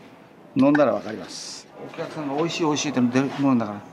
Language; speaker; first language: Japanese; native; Japanese